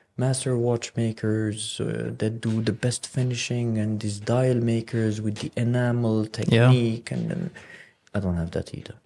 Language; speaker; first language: English; non-native, fluent; Arabic